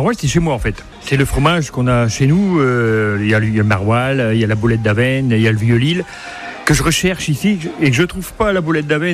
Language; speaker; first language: French; native; French